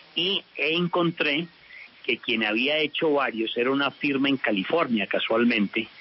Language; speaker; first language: Spanish; early bilingual, heritage; Spanish